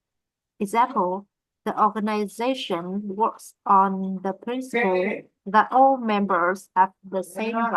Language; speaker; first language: English; non-native, learner; Vietnamese